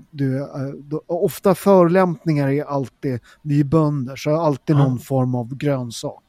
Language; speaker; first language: Swedish; early bilingual, other home language; Italian